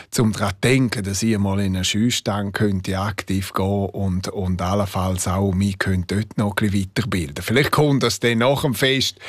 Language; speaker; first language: German; non-native, local second language; Romansh